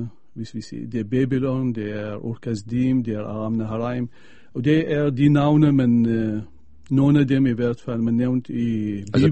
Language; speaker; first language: Danish; non-native, fluent; Arabic